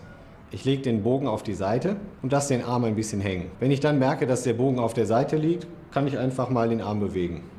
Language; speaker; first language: German; native; German